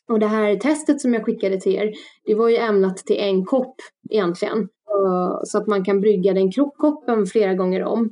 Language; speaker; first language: Swedish; early bilingual, other home language; Russian